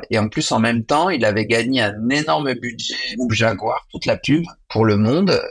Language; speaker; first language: French; native; French